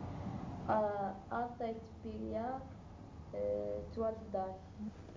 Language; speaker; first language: Dutch; non-native, learner; Arabic